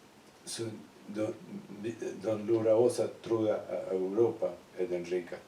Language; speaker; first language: Swedish; non-native, learner; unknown